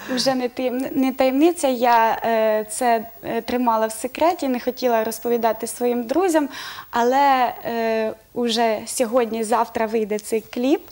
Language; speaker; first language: Ukrainian; native; Ukrainian